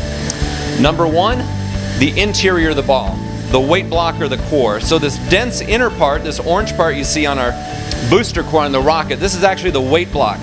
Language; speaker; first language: English; native; English